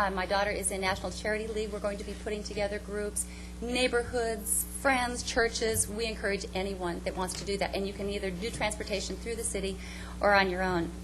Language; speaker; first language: English; native; English